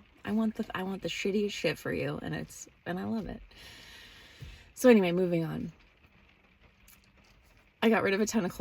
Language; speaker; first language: English; native; English